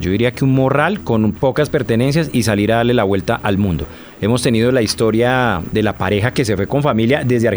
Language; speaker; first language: Spanish; native; Spanish